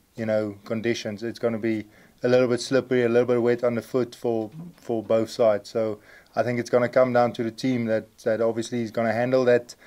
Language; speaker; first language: English; non-native, local second language; Afrikaans